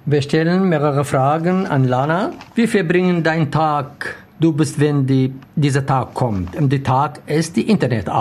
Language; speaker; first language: German; non-native, learner; Arabic